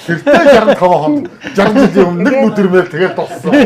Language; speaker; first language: Mongolian; native; Mongolian